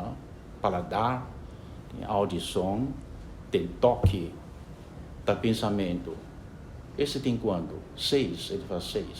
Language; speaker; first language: Portuguese; non-native, fluent; Chinese